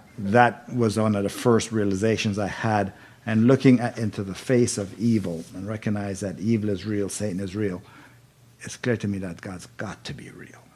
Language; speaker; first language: English; native; English